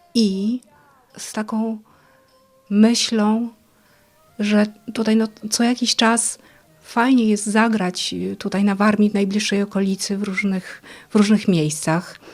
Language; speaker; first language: Polish; native; Polish